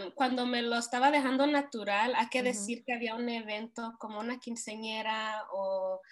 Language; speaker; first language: Spanish; early bilingual, heritage; Spanish